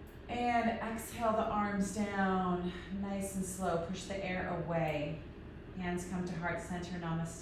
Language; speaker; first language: English; native; English